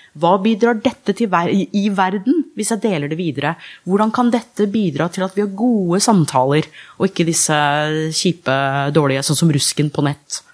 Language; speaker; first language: Norwegian; early bilingual, other home language; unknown